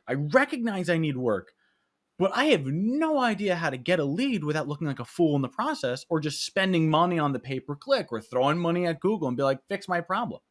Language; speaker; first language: English; native; English